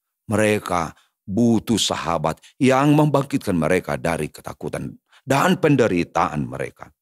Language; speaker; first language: Indonesian; native; Indonesian